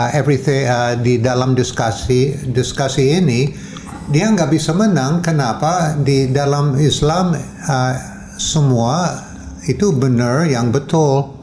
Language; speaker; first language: Indonesian; non-native, fluent; English